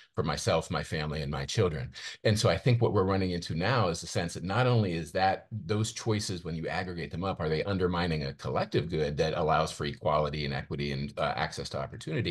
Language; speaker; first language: English; native; English